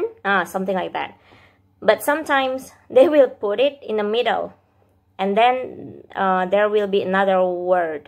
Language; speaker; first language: English; non-native, fluent; Indonesian